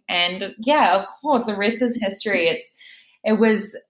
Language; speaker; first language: English; native; English